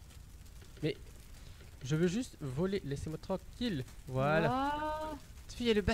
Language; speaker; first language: French; native; French